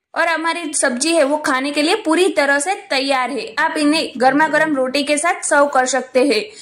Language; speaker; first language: Hindi; non-native, local second language; Gujarati